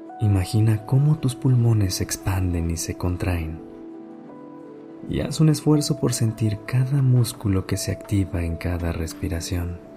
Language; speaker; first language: Spanish; native; Spanish